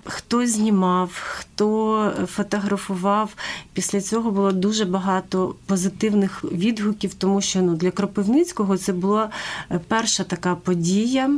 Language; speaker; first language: Ukrainian; native; Ukrainian